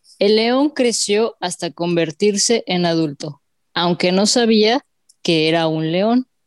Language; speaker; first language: Spanish; native; Spanish